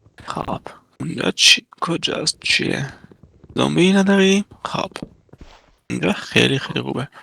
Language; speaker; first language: Persian; non-native, learner; Italian